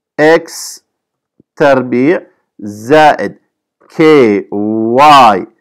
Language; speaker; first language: Arabic; native; Arabic